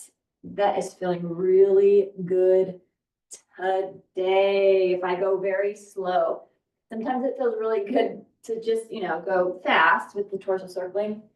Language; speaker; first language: English; native; English